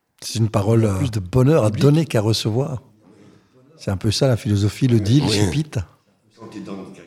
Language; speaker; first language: French; native; French